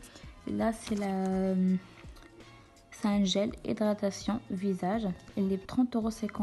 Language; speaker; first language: French; non-native, fluent; Arabic